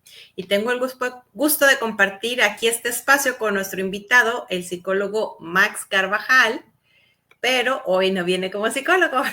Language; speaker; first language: Spanish; native; Spanish